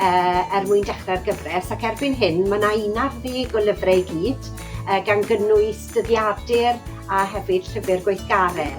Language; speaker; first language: Welsh; native; Welsh